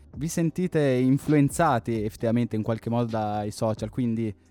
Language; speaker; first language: Italian; native; Italian